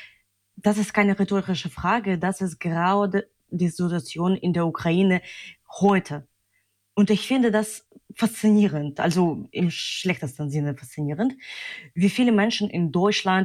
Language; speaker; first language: German; non-native, fluent; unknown